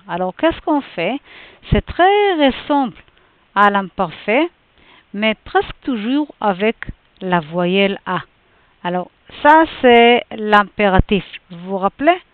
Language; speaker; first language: French; non-native, fluent; Hebrew